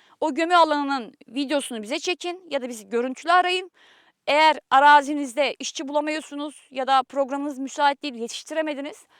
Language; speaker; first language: Turkish; native; Turkish